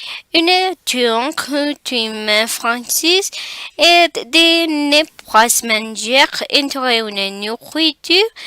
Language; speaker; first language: French; non-native, learner; Spanish